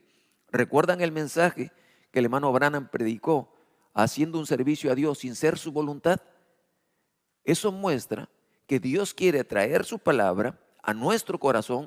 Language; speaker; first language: Spanish; native; Spanish